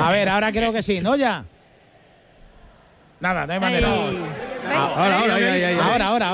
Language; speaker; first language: Spanish; native; Spanish